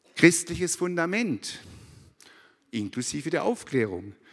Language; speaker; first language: German; native; German